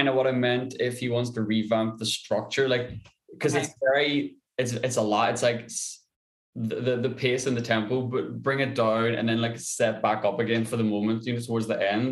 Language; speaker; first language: English; native; English